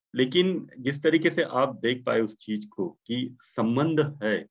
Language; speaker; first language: Hindi; non-native, local second language; Marathi